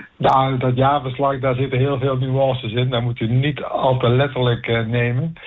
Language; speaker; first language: Dutch; native; Dutch